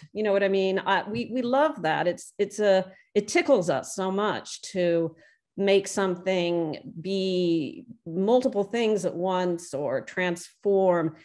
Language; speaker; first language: English; native; English